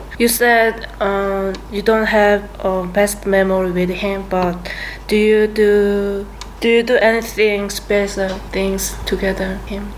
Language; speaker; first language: English; non-native, learner; Korean